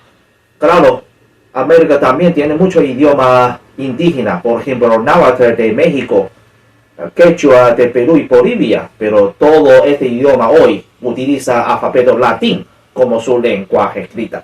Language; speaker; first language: Spanish; non-native, learner; Chinese